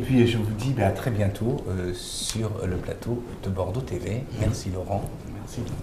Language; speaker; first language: French; native; French